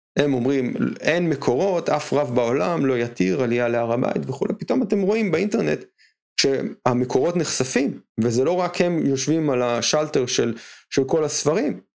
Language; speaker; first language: Hebrew; native; Hebrew